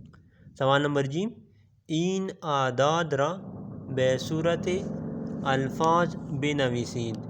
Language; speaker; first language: Persian; non-native, fluent; Urdu